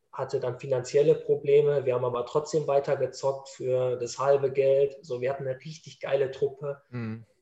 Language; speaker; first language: German; native; German